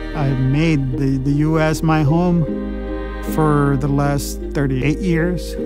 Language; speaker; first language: English; early bilingual, other home language; Spanish